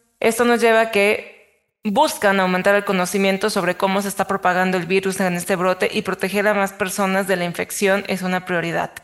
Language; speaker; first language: Spanish; native; Spanish